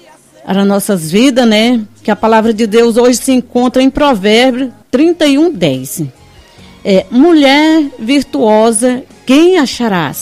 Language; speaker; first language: Portuguese; native; Portuguese